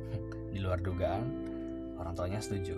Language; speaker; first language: Indonesian; native; Indonesian